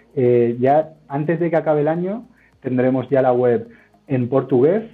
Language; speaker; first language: Spanish; native; Spanish